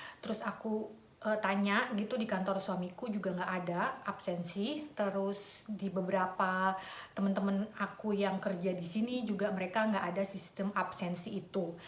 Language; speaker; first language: Indonesian; native; Indonesian